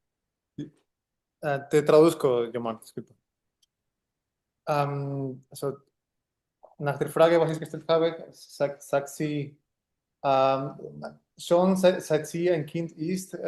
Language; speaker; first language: German; non-native, fluent; Spanish